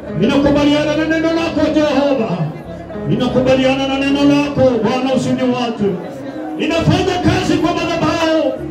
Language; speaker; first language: Swahili; non-native, local second language; Luyia